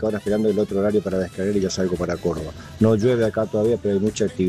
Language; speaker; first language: Spanish; native; Spanish